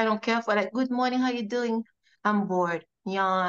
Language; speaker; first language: English; non-native, fluent; French